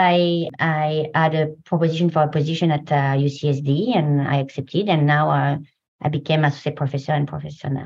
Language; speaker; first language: English; non-native, fluent; French